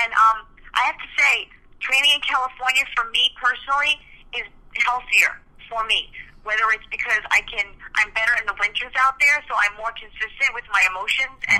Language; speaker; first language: English; early bilingual, other home language; Spanish